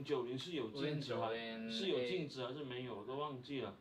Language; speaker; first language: Chinese; native; Chinese